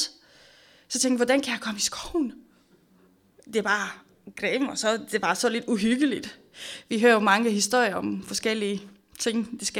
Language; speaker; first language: Danish; non-native, fluent; Romanian